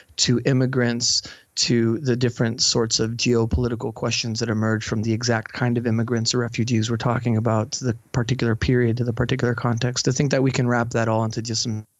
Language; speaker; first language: English; native; English